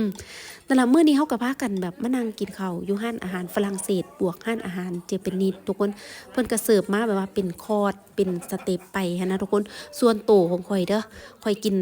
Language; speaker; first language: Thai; non-native, local second language; Northeastern Thai